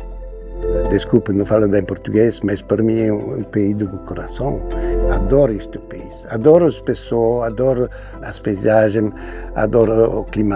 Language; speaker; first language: Portuguese; non-native, fluent; French